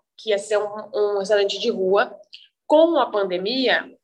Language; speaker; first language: Portuguese; native; Portuguese